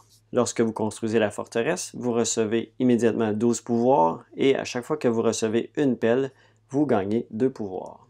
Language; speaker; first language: French; native; French